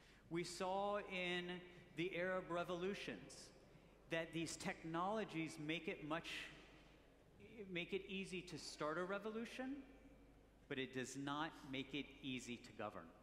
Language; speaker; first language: English; native; English